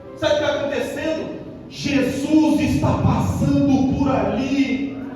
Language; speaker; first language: Portuguese; native; Portuguese